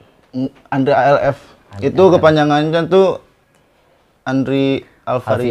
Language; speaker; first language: Indonesian; non-native, local second language; Sundanese